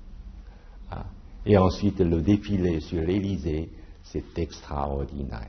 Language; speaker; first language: French; non-native, fluent; Chinese